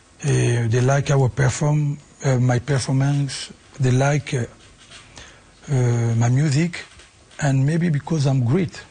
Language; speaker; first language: English; non-native, learner; Lingala